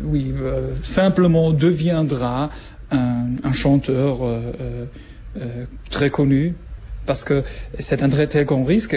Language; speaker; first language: French; non-native, learner; German